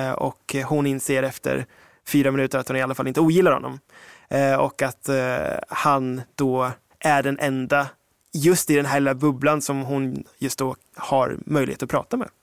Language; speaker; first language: Swedish; early bilingual, other home language; English